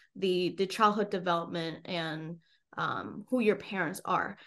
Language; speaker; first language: English; native; English